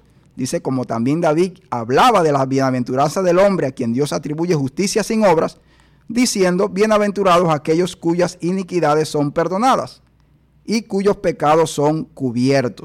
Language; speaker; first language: Spanish; native; Spanish